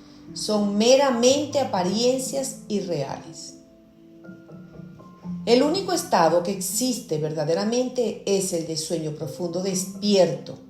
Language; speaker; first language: Spanish; native; Spanish